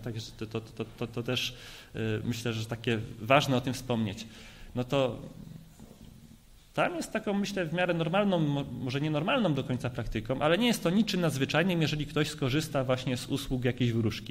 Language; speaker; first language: Polish; native; Polish